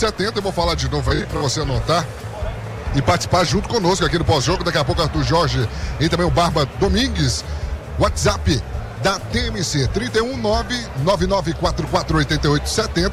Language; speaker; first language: Portuguese; native; Portuguese